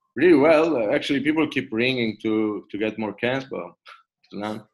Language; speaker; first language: English; non-native, fluent; Italian